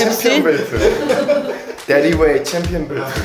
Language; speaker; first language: Korean; native; Korean